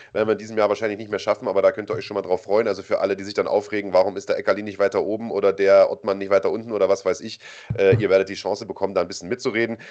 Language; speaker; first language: German; native; German